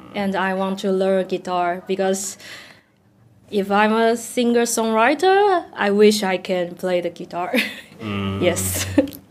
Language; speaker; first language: English; non-native, learner; Chinese